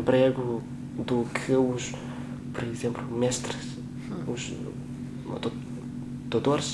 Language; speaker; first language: Portuguese; non-native, fluent; Chinese